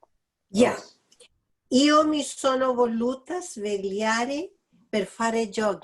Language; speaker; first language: Italian; non-native, learner; Spanish